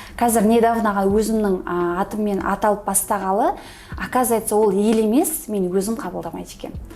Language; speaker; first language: Kazakh; early bilingual, heritage; Kazakh